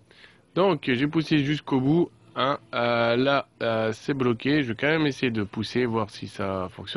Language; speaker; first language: French; native; French